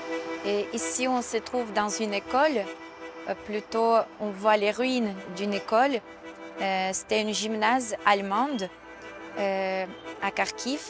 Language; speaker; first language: French; non-native, fluent; Ukrainian